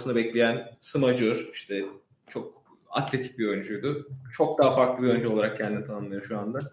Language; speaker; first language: Turkish; native; Turkish